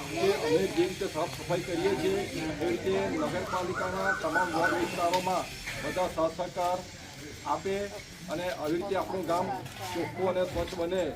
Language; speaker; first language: Gujarati; native; Gujarati